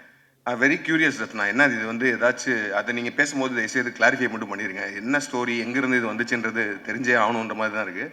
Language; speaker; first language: Tamil; native; Tamil